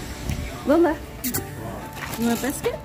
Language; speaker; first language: English; native; English